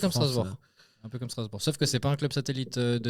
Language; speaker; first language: French; native; French